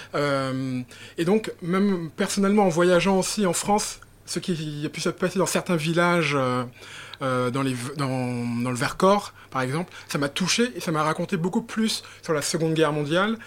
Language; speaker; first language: French; native; French